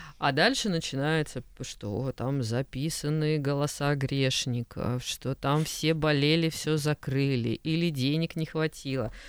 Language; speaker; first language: Russian; native; Russian